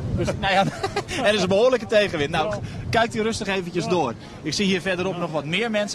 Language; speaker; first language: Dutch; native; Dutch